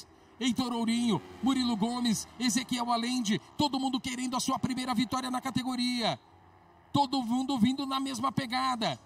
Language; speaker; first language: Portuguese; native; Portuguese